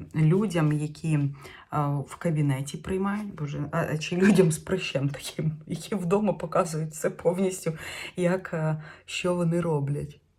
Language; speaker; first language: Ukrainian; native; Ukrainian